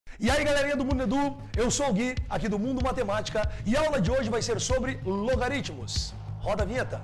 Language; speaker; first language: Portuguese; native; Portuguese